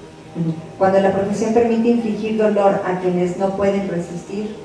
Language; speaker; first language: Spanish; native; Spanish